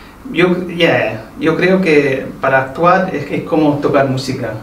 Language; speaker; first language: Spanish; early bilingual, heritage; Spanish